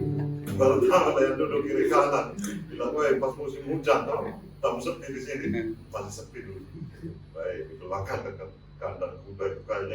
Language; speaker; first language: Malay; non-native, local second language; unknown